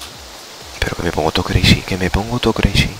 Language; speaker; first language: Spanish; native; Spanish